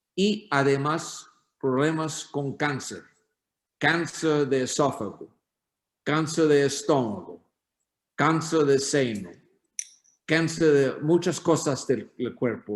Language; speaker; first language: Spanish; non-native, learner; English